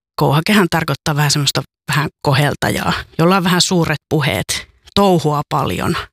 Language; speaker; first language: Finnish; native; Finnish